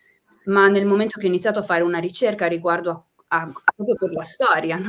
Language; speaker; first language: Italian; native; Italian